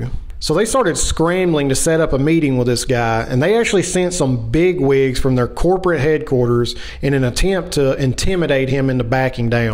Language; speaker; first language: English; native; English